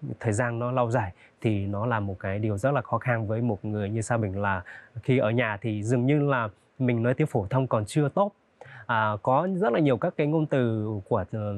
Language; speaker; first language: Vietnamese; non-native, local second language; Hmong